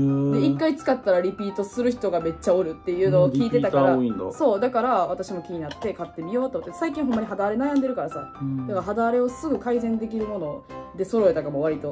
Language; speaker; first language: Japanese; native; Japanese